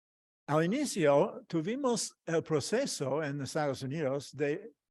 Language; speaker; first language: Spanish; non-native, fluent; English